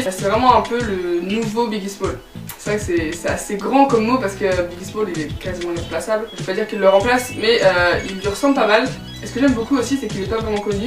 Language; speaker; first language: French; native; French